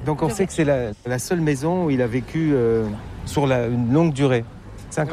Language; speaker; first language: French; native; French